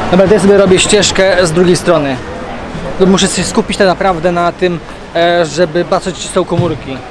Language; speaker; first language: Polish; native; Polish